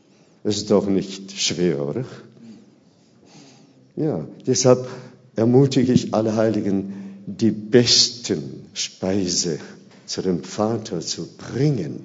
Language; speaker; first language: German; non-native, fluent; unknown